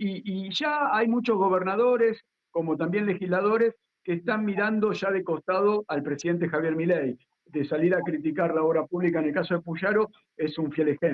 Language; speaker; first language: Spanish; native; Spanish